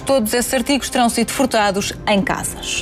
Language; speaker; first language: Portuguese; native; Portuguese